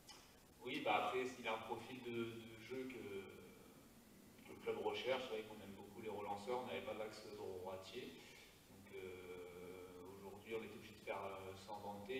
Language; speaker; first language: French; native; French